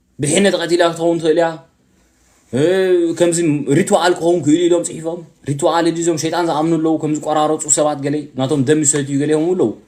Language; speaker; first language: Tigrinya; early bilingual, heritage; Tigrinya